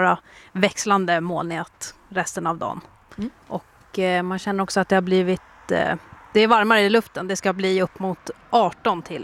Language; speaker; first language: Swedish; native; Swedish